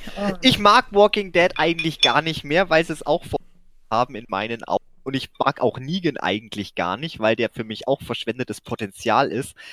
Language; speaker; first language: German; native; German